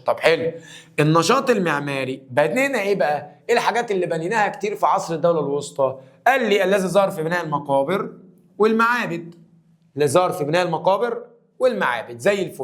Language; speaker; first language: Arabic; native; Arabic